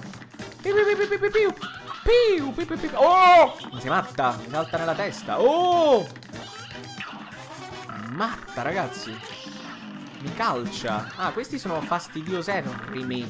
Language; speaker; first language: Italian; native; Italian